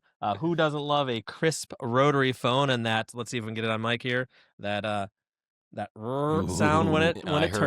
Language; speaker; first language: English; native; English